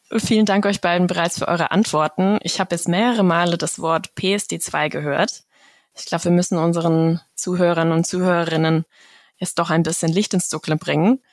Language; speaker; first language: German; native; German